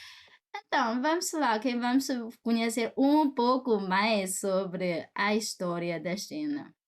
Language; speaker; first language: Portuguese; non-native, fluent; Chinese